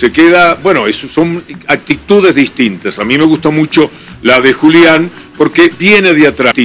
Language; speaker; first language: Spanish; native; Spanish